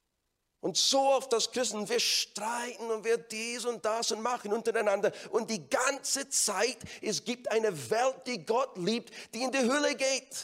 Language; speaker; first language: German; non-native, fluent; English